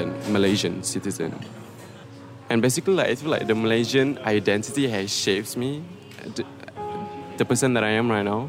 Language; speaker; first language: English; non-native, local second language; Malay